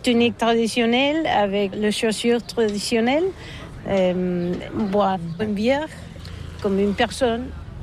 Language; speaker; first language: French; non-native, learner; Spanish